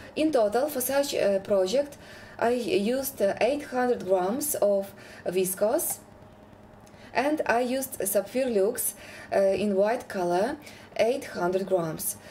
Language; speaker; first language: English; non-native, fluent; Ukrainian